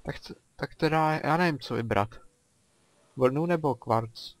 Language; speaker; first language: Czech; native; Czech